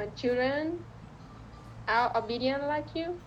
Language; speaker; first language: English; non-native, learner; Vietnamese